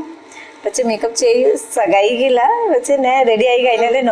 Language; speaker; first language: Malayalam; non-native, learner; Nepali